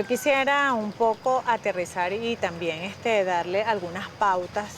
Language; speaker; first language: Spanish; native; Spanish